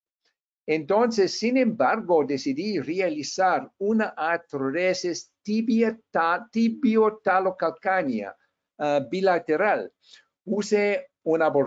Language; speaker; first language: Spanish; non-native, fluent; English